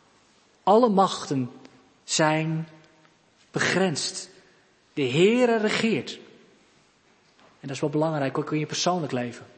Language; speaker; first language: Dutch; native; Dutch